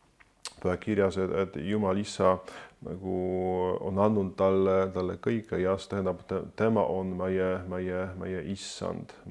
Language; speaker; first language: Estonian; non-native, fluent; Polish